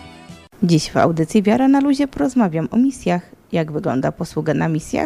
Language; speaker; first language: Polish; native; Polish